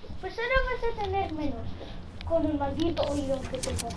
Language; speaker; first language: Spanish; native; Spanish